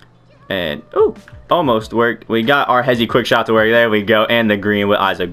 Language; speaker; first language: English; native; English